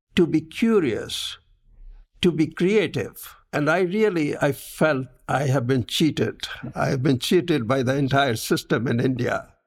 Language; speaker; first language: English; non-native, local second language; Punjabi